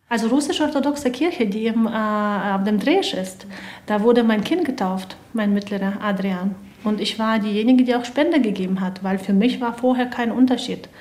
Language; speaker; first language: German; non-native, fluent; Ukrainian